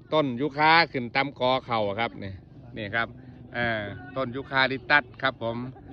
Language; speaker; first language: Thai; native; Thai